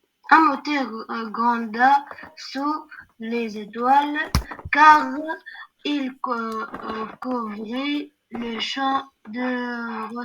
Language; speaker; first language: French; non-native, learner; Arabic